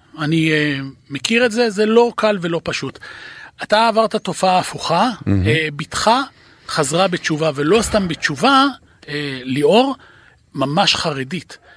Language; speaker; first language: Hebrew; native; Hebrew